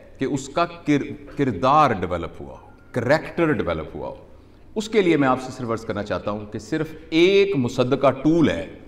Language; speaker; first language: Urdu; non-native, local second language; Punjabi